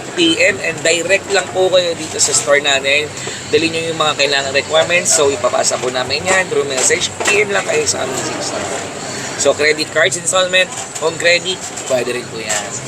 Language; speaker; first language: Filipino; native; Filipino